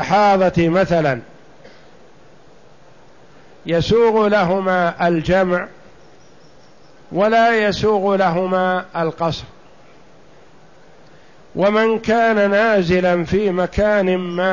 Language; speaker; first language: Arabic; native; Arabic